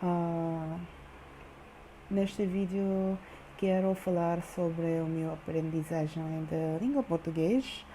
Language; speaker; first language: Portuguese; non-native, learner; English